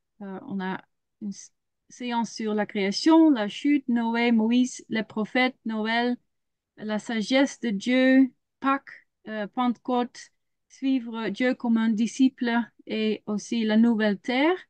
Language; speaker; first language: French; non-native, learner; Dutch